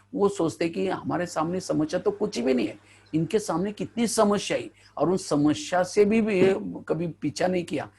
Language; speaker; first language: Hindi; non-native, local second language; Marathi